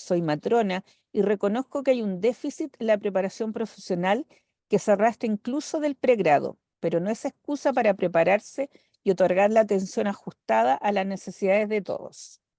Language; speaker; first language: Spanish; native; Spanish